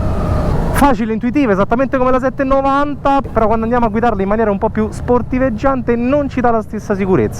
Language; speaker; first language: Italian; native; Italian